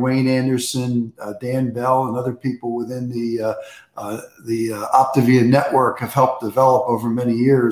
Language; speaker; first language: English; native; English